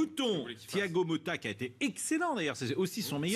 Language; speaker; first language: French; native; French